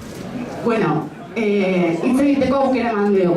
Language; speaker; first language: Basque; native; Basque